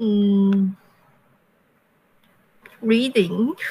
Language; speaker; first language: English; non-native, learner; Chinese